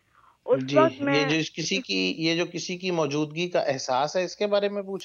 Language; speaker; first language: Urdu; native; Urdu